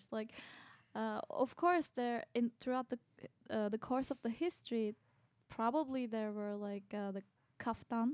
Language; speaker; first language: English; non-native, fluent; Turkish